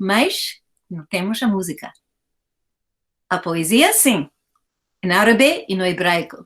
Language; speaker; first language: Portuguese; non-native, fluent; English